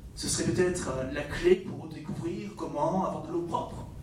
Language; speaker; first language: French; non-native, fluent; Dutch